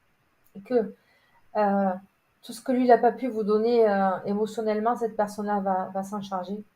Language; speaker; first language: French; native; French